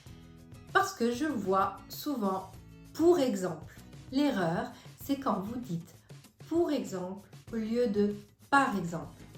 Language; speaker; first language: French; non-native, fluent; Italian